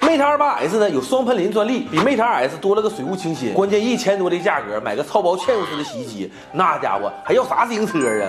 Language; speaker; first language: Chinese; native; Chinese